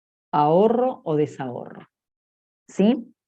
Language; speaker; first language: Spanish; native; Spanish